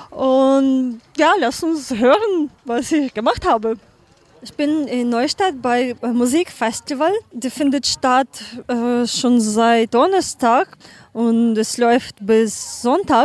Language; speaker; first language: German; non-native, learner; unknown